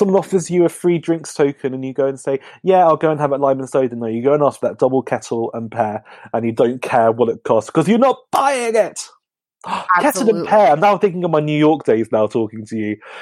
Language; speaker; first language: English; native; English